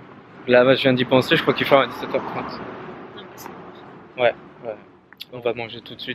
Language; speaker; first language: French; native; French